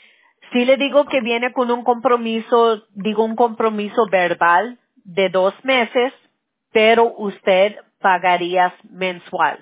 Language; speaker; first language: Spanish; early bilingual, heritage; Spanish